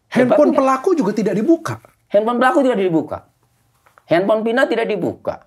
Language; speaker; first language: Indonesian; native; Indonesian